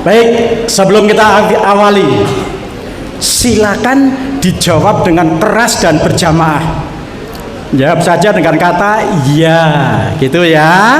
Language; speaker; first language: Indonesian; native; Indonesian